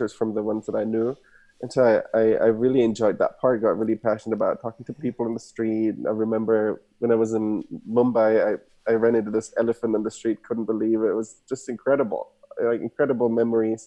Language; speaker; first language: English; non-native, fluent; German